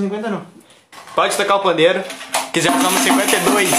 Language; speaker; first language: Spanish; non-native, learner; Portuguese